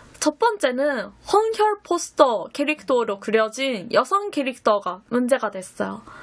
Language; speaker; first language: Korean; non-native, fluent; Japanese